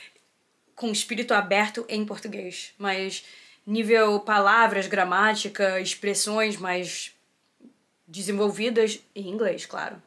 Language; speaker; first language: Portuguese; early bilingual, heritage; Portuguese